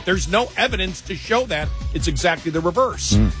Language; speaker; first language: English; native; English